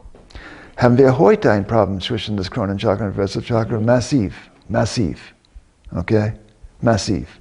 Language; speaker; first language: German; non-native, fluent; English